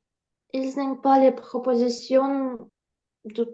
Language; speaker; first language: French; non-native, learner; Ukrainian